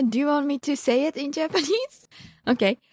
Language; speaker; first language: English; non-native, fluent; Japanese